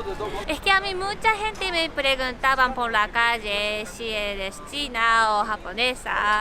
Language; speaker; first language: Spanish; non-native, fluent; Japanese